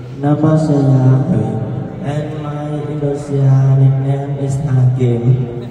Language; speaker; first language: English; non-native, learner; Vietnamese